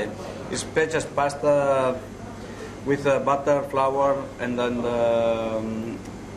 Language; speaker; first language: English; non-native, learner; Italian